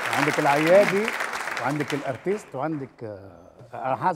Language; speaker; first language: Arabic; native; Arabic